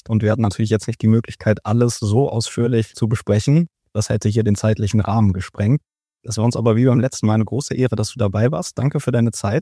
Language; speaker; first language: German; native; German